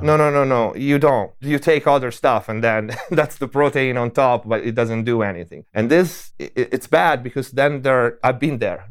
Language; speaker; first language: English; non-native, fluent; Italian